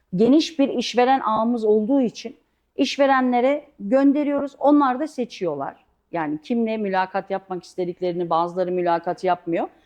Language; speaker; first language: Turkish; early bilingual, heritage; Turkish